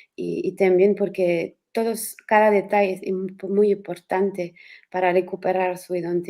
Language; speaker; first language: Spanish; non-native, learner; French